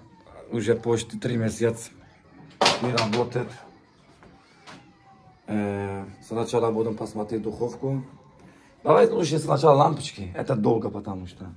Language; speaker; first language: Russian; non-native, learner; Turkish